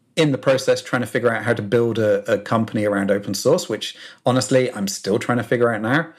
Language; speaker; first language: English; native; English